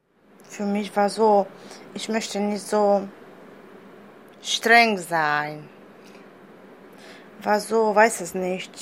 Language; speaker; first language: German; non-native, learner; Romanian